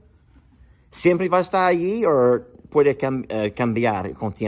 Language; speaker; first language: Spanish; non-native, learner; English